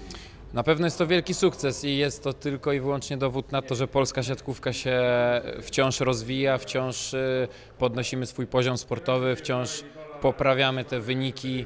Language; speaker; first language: Polish; native; Polish